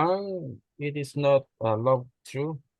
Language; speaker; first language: English; non-native, learner; Spanish